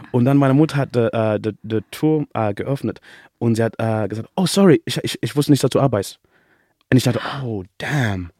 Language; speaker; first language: German; non-native, learner; English